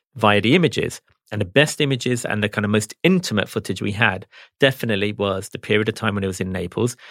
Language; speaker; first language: English; native; English